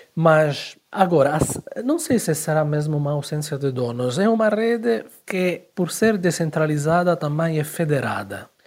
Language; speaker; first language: Portuguese; non-native, fluent; Italian